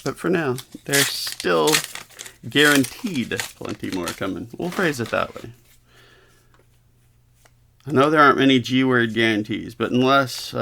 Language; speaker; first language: English; native; English